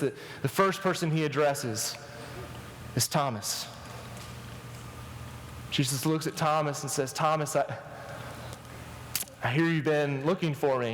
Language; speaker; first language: English; native; English